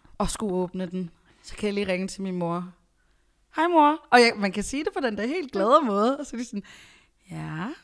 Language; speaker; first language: Danish; early bilingual, other home language; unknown